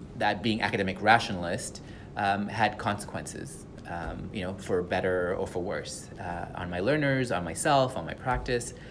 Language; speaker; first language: English; non-native, local second language; Tamil